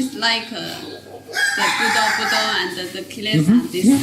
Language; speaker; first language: English; non-native, learner; Chinese